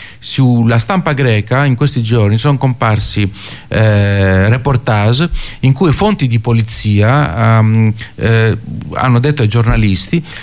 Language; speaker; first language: Italian; non-native, fluent; Greek